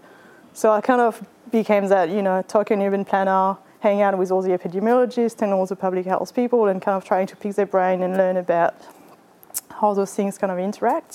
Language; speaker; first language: English; non-native, fluent; French